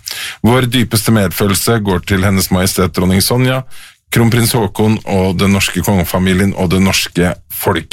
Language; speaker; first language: Norwegian; native; Norwegian